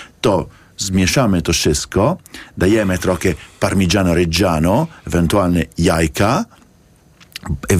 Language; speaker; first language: Polish; non-native, learner; Italian